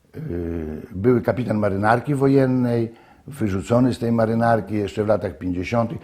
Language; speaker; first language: Polish; native; Polish